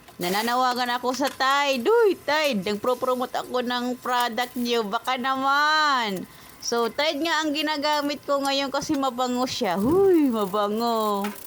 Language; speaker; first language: Filipino; non-native, local second language; Waray